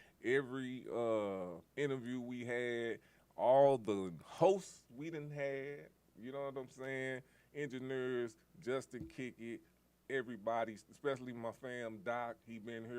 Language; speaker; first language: English; native; English